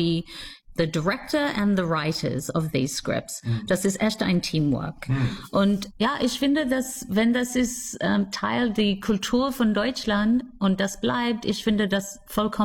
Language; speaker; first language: German; non-native, fluent; English